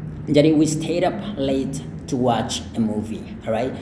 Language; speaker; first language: English; non-native, fluent; Indonesian